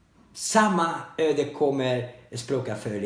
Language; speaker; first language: Swedish; non-native, learner; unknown